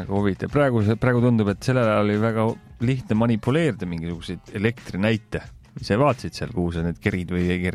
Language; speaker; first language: Estonian; native; Estonian